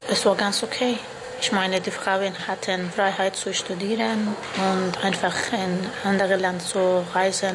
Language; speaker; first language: German; non-native, fluent; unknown